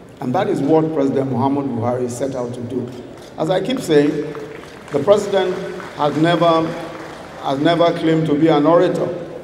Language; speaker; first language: English; non-native, local second language; Yoruba